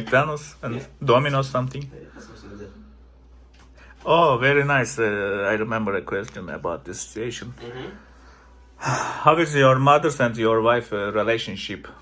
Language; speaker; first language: English; non-native, learner; Turkish